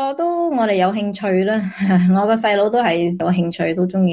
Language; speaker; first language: Cantonese; early bilingual, heritage; Cantonese